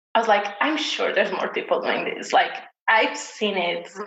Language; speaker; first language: English; non-native, fluent; Portuguese